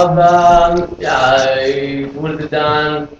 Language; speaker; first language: German; non-native, learner; Greek